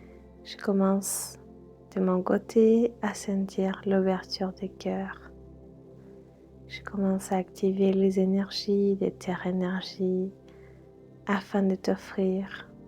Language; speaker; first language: French; non-native, fluent; Spanish